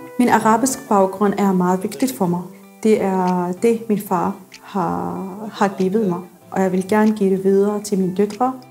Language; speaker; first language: Danish; non-native, fluent; Arabic